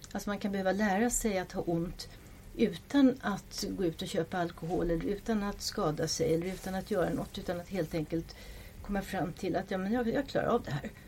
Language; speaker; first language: Swedish; non-native, fluent; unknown